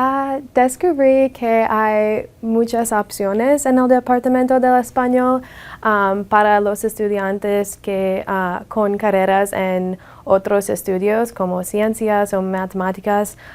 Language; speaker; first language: Spanish; non-native, learner; English